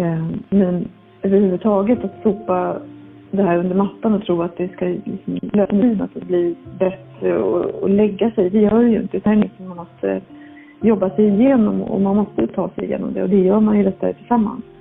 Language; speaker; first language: Swedish; native; Swedish